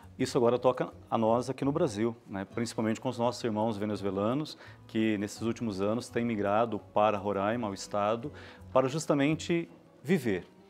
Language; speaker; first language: Portuguese; native; Portuguese